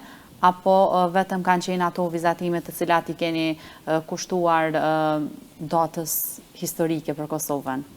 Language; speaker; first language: Albanian; native; Albanian